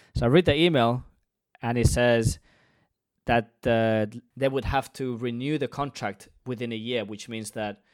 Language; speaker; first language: English; non-native, fluent; Spanish